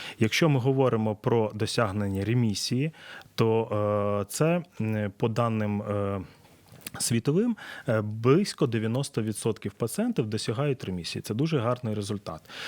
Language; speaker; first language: Ukrainian; native; Ukrainian